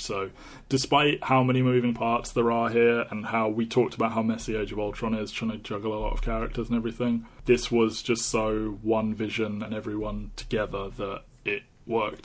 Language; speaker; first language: English; native; English